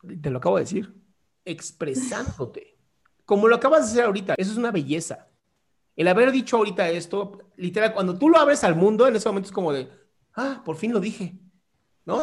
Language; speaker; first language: Spanish; native; Spanish